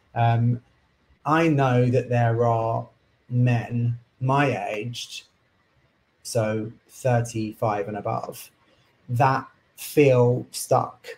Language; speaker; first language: English; native; English